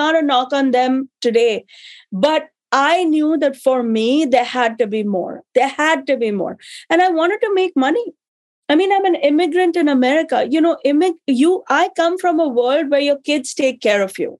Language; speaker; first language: English; non-native, local second language; Hindi